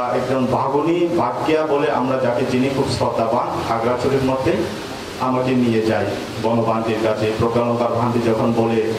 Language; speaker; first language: Bangla; non-native, local second language; Marma